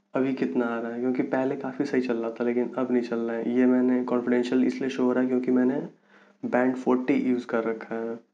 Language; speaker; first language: Hindi; native; Hindi